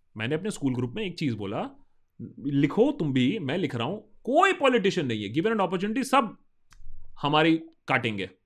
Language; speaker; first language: Hindi; non-native, local second language; Bangla